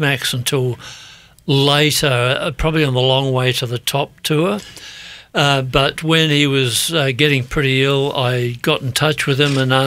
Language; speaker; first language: English; native; English